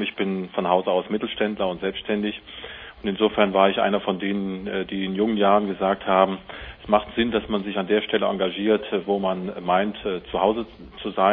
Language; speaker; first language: German; native; German